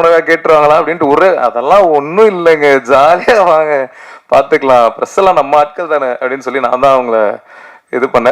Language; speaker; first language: Tamil; native; Tamil